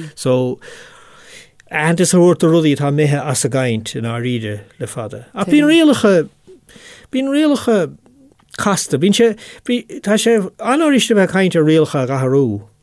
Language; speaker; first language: Irish; non-native, local second language; English